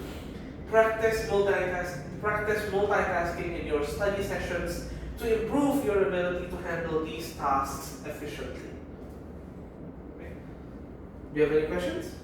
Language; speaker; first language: English; non-native, fluent; Indonesian